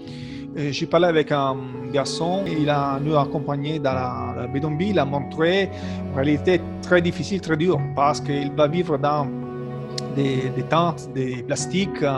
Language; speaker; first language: French; non-native, learner; Italian